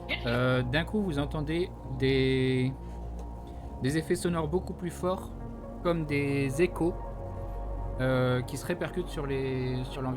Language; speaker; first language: French; native; French